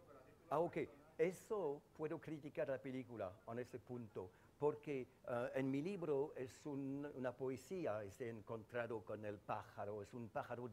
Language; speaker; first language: Spanish; non-native, fluent; French